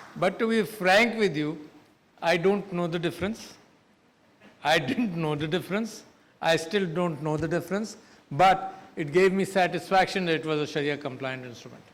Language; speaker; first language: English; non-native, local second language; Urdu